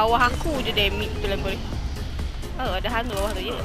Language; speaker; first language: Malay; native; Malay